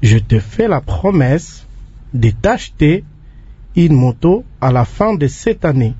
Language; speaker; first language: French; non-native, local second language; Lingala